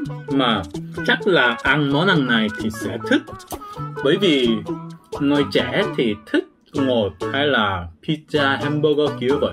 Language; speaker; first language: Vietnamese; non-native, learner; Korean